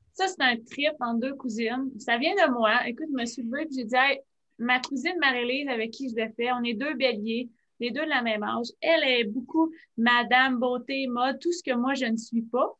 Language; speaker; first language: French; native; French